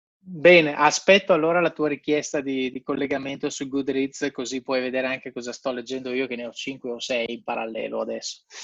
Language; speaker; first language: Italian; native; Italian